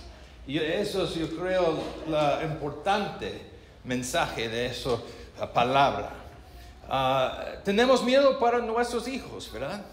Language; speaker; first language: Spanish; non-native, learner; English